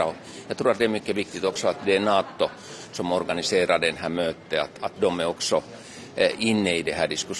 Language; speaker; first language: Swedish; non-native, local second language; Finnish